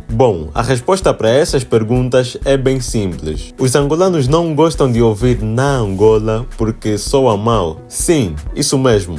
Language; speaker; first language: Portuguese; native; Portuguese